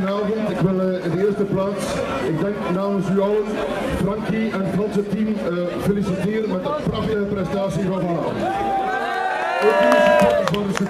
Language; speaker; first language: Dutch; native; Dutch